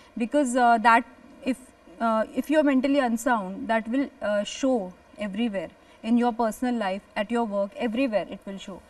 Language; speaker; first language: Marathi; native; Marathi